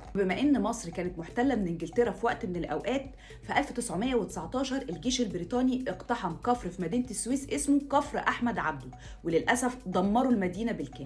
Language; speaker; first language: Arabic; native; Arabic